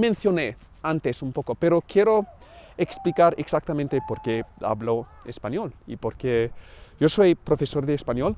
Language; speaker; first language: Spanish; non-native, fluent; English